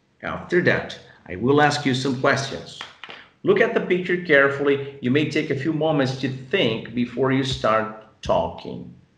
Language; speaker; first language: English; non-native, fluent; Portuguese